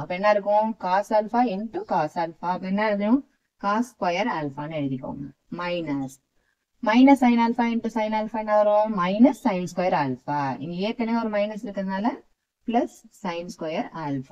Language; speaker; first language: Tamil; native; Tamil